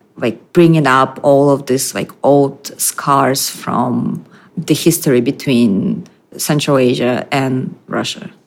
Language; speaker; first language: English; non-native, fluent; Russian